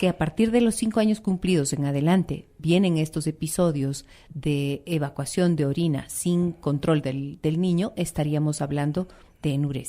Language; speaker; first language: Spanish; native; Spanish